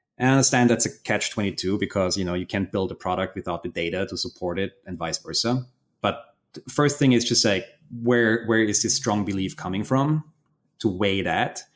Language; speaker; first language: English; non-native, fluent; German